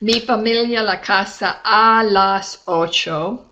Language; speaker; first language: Spanish; non-native, fluent; English